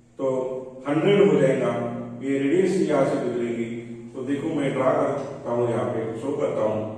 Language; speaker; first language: Hindi; non-native, local second language; Marathi